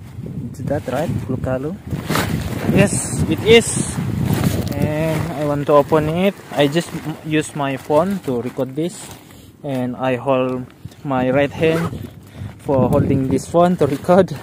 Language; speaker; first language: English; non-native, learner; Malay